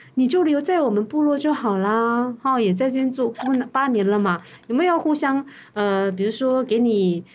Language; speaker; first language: Chinese; native; Chinese